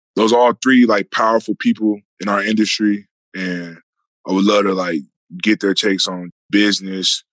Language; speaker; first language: English; native; English